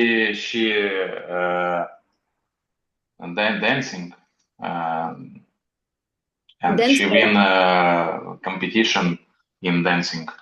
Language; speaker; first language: English; non-native, learner; Russian